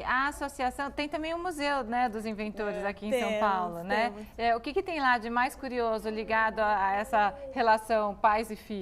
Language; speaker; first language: Portuguese; native; Portuguese